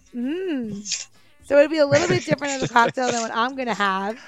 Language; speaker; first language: English; native; English